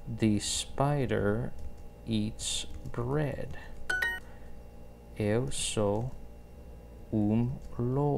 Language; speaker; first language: Portuguese; non-native, learner; English